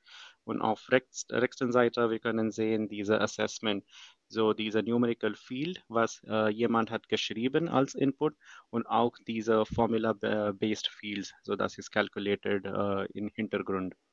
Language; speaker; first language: German; non-native, fluent; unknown